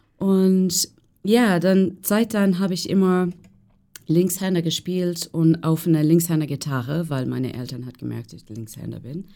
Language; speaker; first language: German; non-native, learner; English